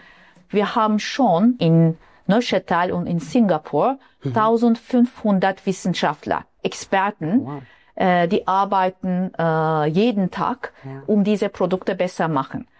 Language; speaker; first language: German; non-native, fluent; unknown